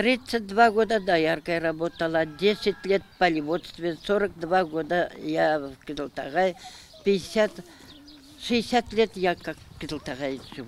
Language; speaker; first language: Russian; non-native, local second language; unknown